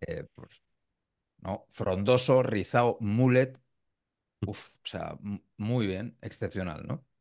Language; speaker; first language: Spanish; native; Spanish